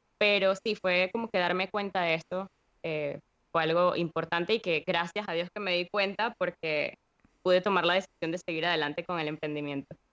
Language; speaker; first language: Spanish; native; Spanish